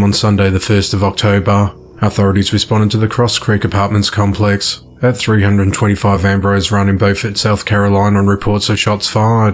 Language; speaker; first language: English; native; English